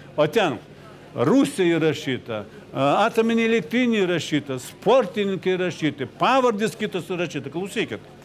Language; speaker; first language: Lithuanian; non-native, fluent; Ukrainian